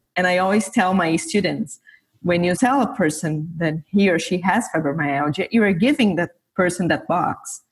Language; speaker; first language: English; non-native, fluent; Portuguese